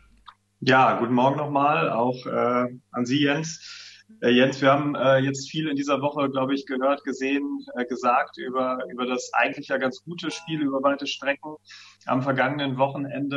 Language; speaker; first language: German; native; German